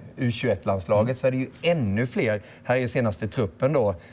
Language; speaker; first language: Swedish; native; Swedish